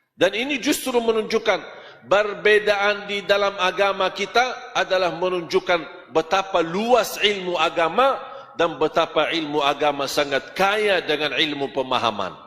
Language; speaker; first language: Malay; non-native, fluent; Arabic